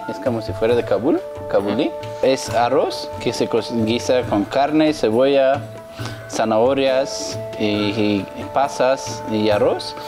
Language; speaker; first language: Spanish; non-native, fluent; Persian